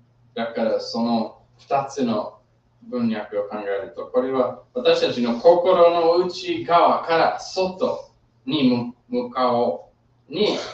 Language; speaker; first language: Japanese; non-native, fluent; English